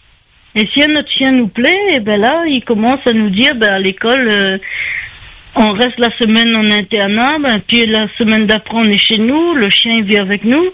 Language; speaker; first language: French; native; French